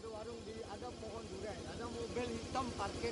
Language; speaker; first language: Indonesian; non-native, local second language; Balinese